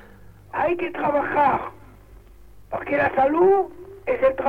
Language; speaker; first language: Spanish; non-native, local second language; Catalan